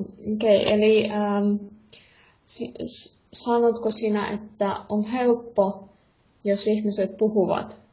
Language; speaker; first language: Finnish; non-native, fluent; Russian